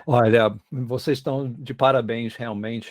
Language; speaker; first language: Portuguese; non-native, fluent; English